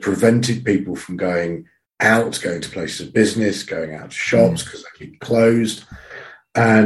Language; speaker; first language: English; native; English